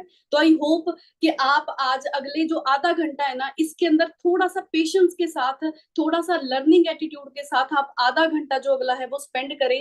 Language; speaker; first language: Hindi; non-native, local second language; Punjabi